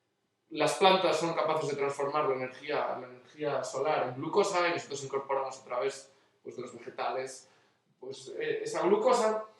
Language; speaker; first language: Spanish; native; Spanish